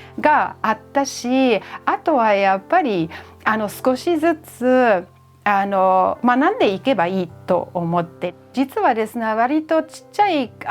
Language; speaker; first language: Japanese; non-native, fluent; German